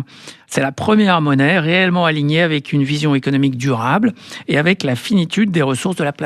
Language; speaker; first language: French; native; French